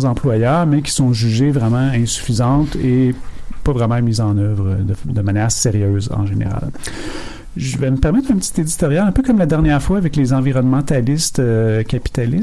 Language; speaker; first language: French; native; French